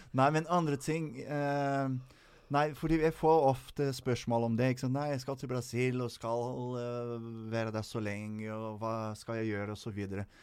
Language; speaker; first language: Norwegian; non-native, fluent; Portuguese